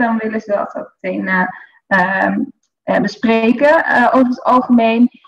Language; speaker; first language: Dutch; native; Dutch